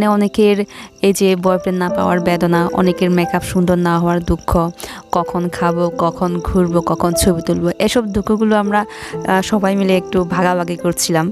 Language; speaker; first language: Bangla; non-native, local second language; Chakma